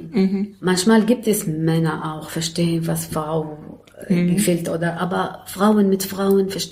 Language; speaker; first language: German; non-native, learner; Arabic